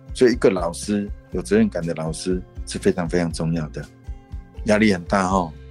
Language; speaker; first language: Chinese; non-native, local second language; Amis